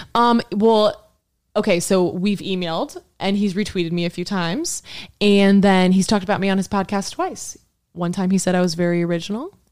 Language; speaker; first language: English; native; English